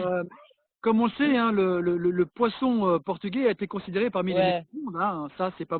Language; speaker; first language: French; native; French